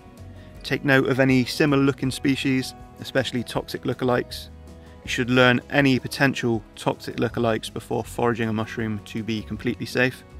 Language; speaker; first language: English; native; English